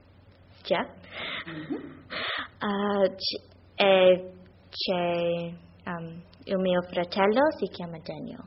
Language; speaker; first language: Italian; non-native, learner; English